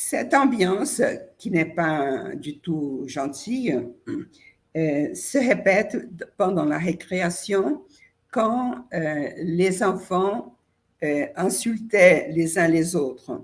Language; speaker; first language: French; non-native, fluent; Portuguese